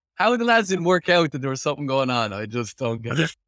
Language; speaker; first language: English; native; English